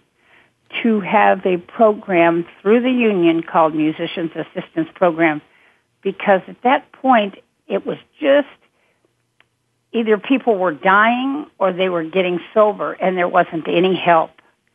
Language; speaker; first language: English; native; English